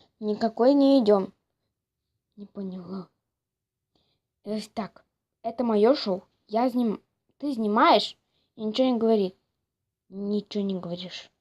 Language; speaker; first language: Russian; non-native, local second language; Ukrainian